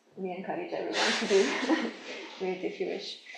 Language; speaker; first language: English; non-native, fluent; Hungarian